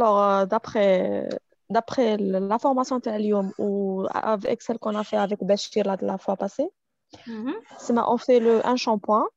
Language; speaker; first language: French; non-native, local second language; Arabic